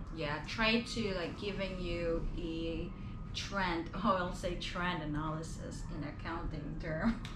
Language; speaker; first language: English; non-native, local second language; Cebuano